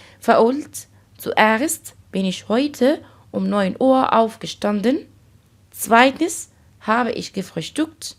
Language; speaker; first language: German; non-native, fluent; Arabic